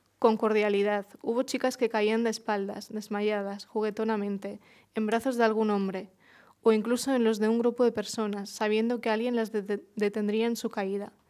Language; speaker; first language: Spanish; early bilingual, other home language; Russian